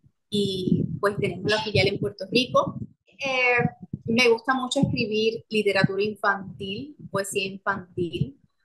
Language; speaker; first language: Spanish; native; Spanish